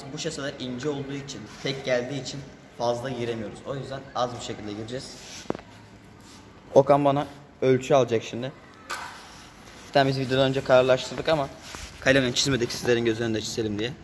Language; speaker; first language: Turkish; native; Turkish